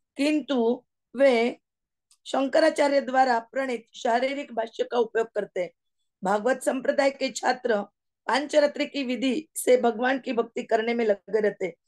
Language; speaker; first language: Hindi; non-native, local second language; Marathi